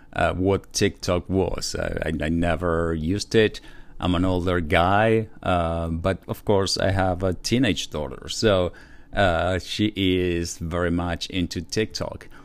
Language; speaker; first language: English; non-native, fluent; Spanish